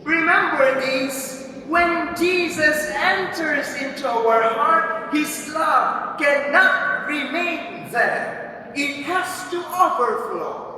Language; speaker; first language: English; non-native, local second language; Filipino